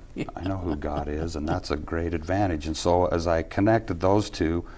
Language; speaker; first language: English; native; English